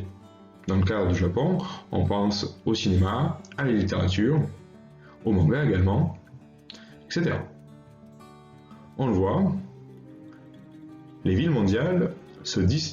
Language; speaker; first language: French; native; French